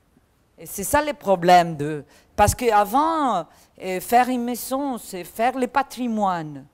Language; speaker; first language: French; non-native, learner; Catalan